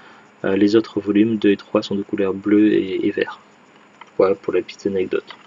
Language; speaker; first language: French; native; French